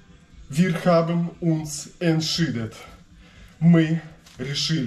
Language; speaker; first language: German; non-native, learner; Russian